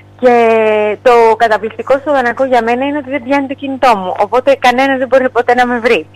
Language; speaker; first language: Greek; native; Greek